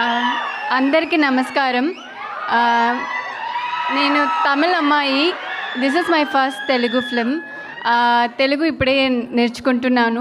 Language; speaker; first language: Telugu; non-native, learner; Tamil